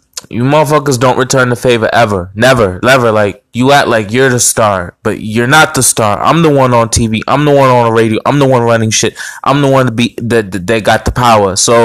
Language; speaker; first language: English; native; English